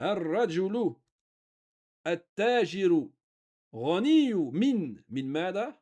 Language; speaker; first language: Arabic; non-native, fluent; French